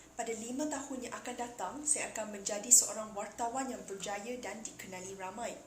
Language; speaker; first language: Malay; non-native, local second language; Chinese